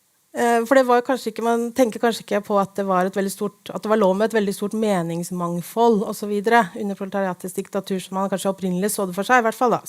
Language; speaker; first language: Norwegian; native; Norwegian